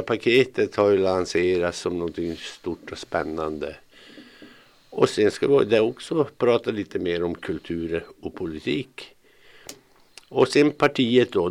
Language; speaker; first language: Swedish; native; Swedish